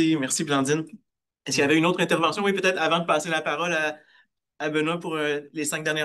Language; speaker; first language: French; native; French